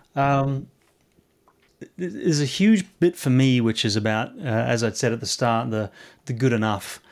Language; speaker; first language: English; native; English